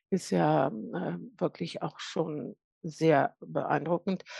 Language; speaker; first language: German; native; German